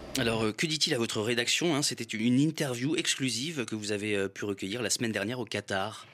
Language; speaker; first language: French; native; French